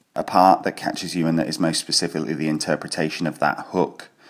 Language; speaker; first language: English; native; English